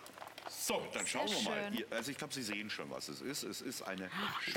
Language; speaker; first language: German; native; German